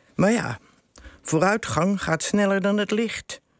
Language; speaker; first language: Dutch; native; Dutch